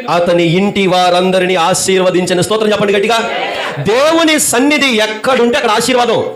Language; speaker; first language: Telugu; native; Telugu